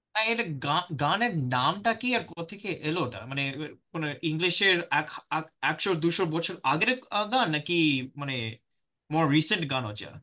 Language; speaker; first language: Bangla; early bilingual, heritage; Bangla